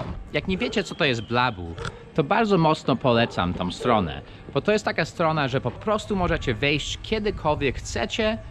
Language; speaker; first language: Polish; non-native, fluent; English